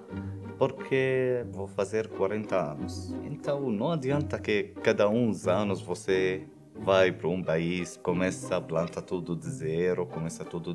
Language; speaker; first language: Portuguese; non-native, fluent; Arabic